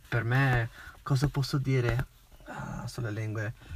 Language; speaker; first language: Italian; non-native, fluent; English